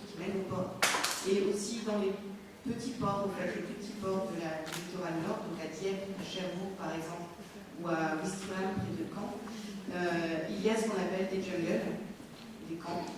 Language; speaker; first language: French; native; French